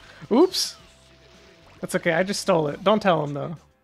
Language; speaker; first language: English; native; English